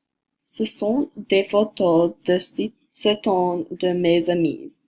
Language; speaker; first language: French; non-native, learner; English